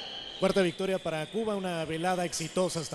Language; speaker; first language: Spanish; native; Spanish